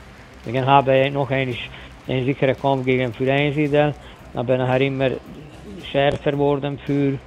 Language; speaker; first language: German; non-native, learner; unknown